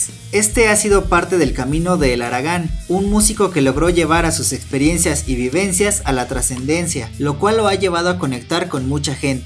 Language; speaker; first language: Spanish; native; Spanish